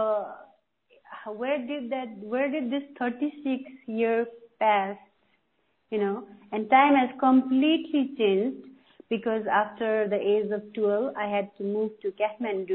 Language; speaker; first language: English; non-native, local second language; Nepali